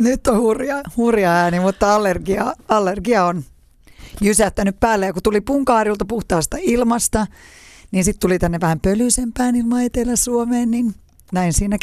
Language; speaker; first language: Finnish; native; Finnish